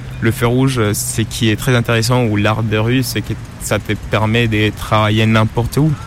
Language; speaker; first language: French; non-native, fluent; Spanish